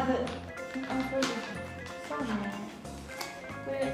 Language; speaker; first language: Japanese; non-native, learner; Vietnamese